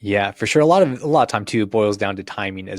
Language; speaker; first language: English; native; English